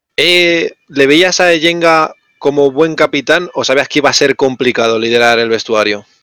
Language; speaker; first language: Spanish; native; Spanish